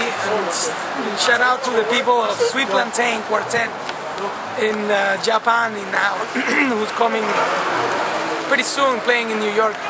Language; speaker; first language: English; non-native, fluent; Spanish